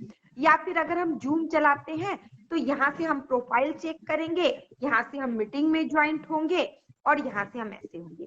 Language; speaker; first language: Hindi; native; Hindi